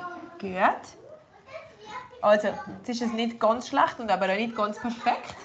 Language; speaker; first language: German; native; German